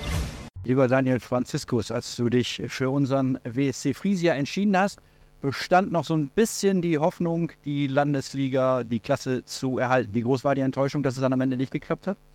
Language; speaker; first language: German; native; German